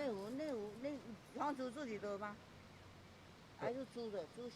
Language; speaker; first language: Chinese; non-native, local second language; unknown